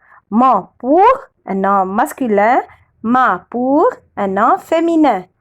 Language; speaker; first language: French; non-native, fluent; Arabic